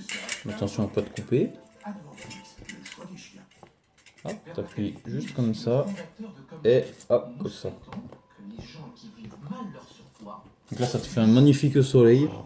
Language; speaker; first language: French; native; French